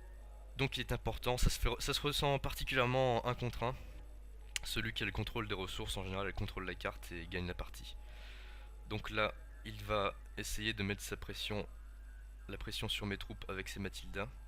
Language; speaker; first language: French; native; French